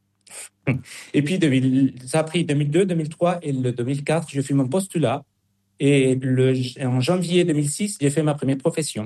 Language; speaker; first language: French; non-native, fluent; Spanish